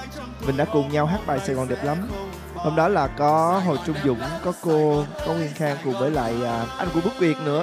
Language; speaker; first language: Vietnamese; native; Vietnamese